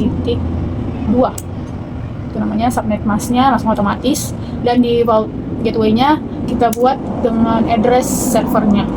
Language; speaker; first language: Indonesian; native; Indonesian